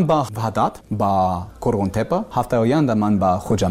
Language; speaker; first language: Persian; non-native, learner; English